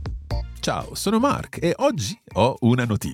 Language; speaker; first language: Italian; non-native, fluent; English